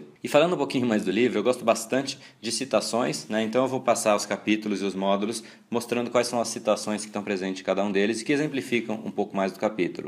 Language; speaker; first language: Portuguese; native; Portuguese